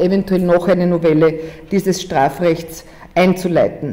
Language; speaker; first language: German; native; German